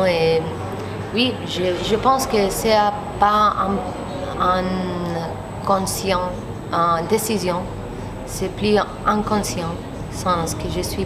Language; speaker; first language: French; non-native, learner; Spanish